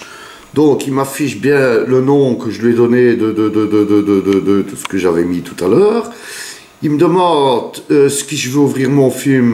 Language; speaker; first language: French; native; French